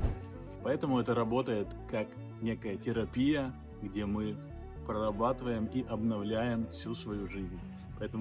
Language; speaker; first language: Russian; native; Russian